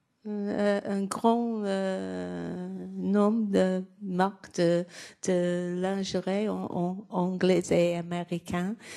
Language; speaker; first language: French; non-native, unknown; English